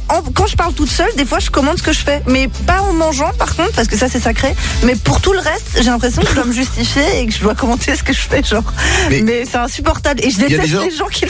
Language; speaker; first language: French; native; French